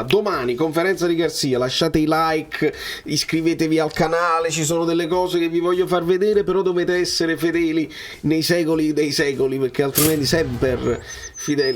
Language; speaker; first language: Italian; native; Italian